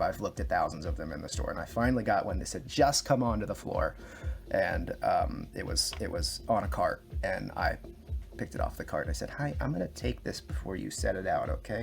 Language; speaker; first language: English; native; English